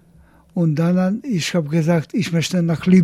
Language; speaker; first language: German; non-native, learner; Polish